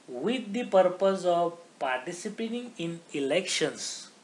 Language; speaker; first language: English; non-native, local second language; Marathi